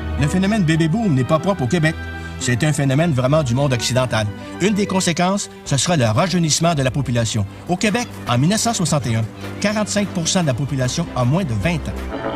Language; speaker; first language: French; native; French